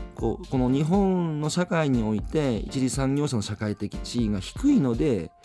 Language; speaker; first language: Japanese; native; Japanese